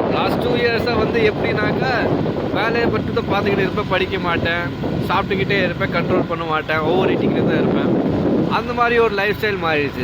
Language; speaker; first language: Tamil; early bilingual, heritage; Tamil